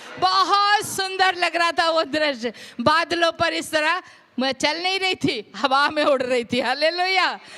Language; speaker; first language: Hindi; non-native, local second language; Punjabi